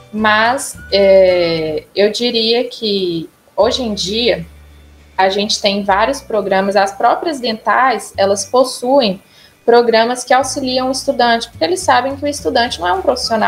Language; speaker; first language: Portuguese; native; Portuguese